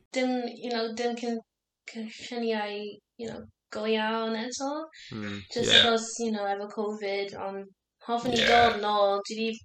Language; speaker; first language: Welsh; non-native, learner; English